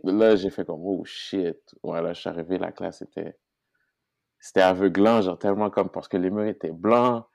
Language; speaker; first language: French; non-native, local second language; Haitian Creole